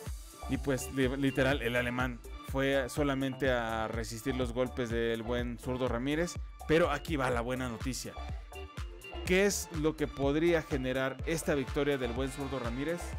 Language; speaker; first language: Spanish; native; Spanish